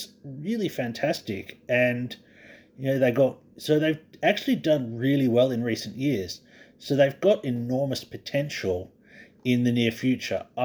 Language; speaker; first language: English; native; English